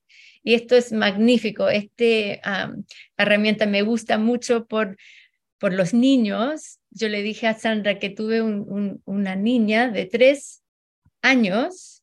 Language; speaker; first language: Spanish; early bilingual, heritage; Spanish